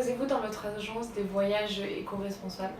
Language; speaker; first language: French; native; French